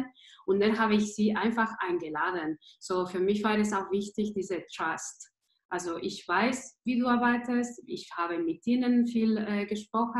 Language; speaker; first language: German; non-native, fluent; Spanish